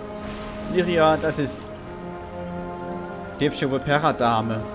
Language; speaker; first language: German; native; German